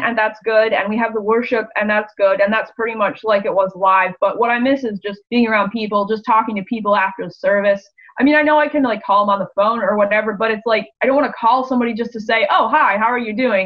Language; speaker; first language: English; native; English